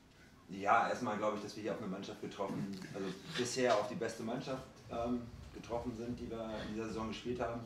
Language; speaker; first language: German; native; German